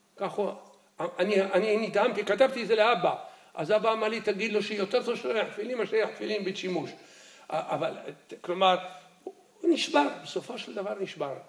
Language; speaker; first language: Hebrew; early bilingual, other home language; Arabic